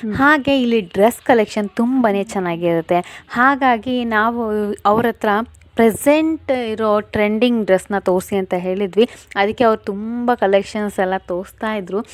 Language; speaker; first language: Kannada; non-native, local second language; Malayalam